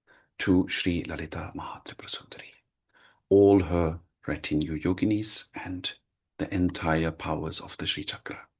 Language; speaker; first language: English; non-native, fluent; German